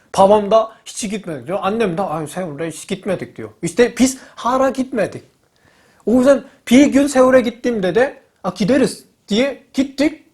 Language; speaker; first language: Turkish; non-native, learner; Korean